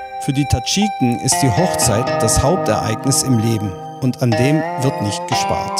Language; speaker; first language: German; native; German